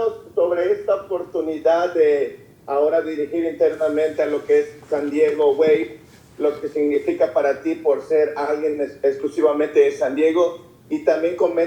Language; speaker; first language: Spanish; native; Spanish